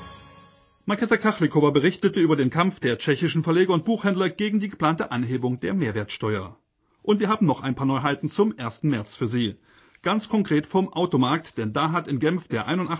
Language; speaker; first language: German; native; German